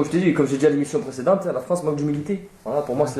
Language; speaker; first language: French; native; French